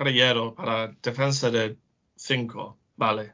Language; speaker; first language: Spanish; non-native, learner; English